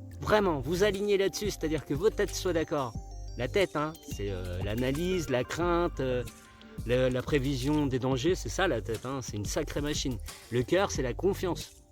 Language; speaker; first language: French; early bilingual, other home language; Spanish